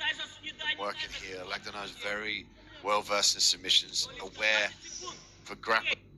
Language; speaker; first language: English; native; English